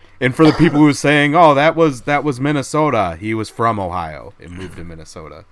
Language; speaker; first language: English; native; English